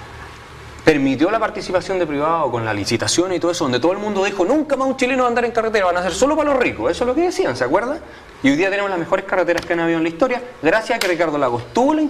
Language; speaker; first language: Spanish; native; Spanish